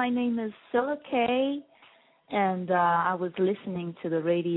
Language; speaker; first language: English; non-native, fluent; French